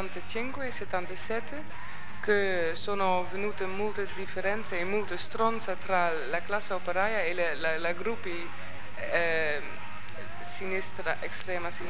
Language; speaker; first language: Italian; non-native, learner; Dutch